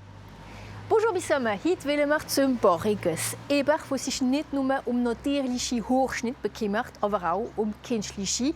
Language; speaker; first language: German; non-native, local second language; French